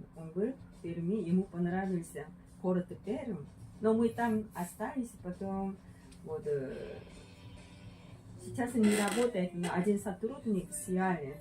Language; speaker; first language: Russian; non-native, fluent; Korean